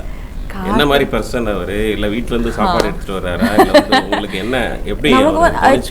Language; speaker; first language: Tamil; native; Tamil